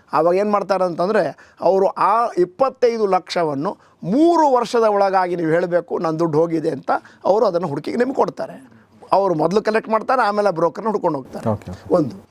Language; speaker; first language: Kannada; native; Kannada